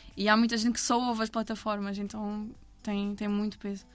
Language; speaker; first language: Portuguese; native; Portuguese